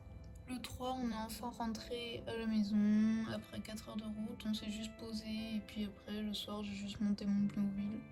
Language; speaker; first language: French; native; French